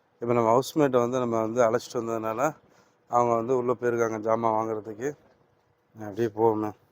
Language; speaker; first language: Tamil; native; Tamil